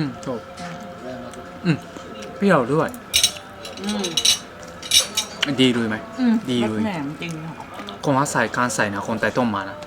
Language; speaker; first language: Thai; non-native, learner; Japanese